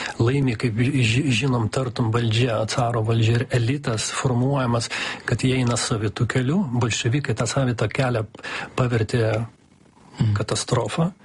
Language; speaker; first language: Lithuanian; non-native, local second language; Russian